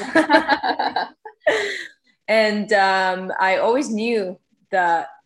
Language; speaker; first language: English; non-native, fluent; Hebrew